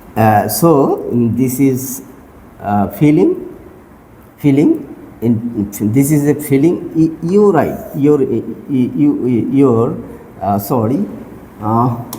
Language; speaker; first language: English; non-native, local second language; Bangla